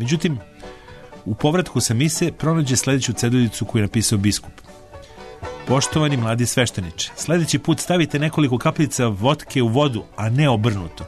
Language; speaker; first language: Serbian; native; Serbian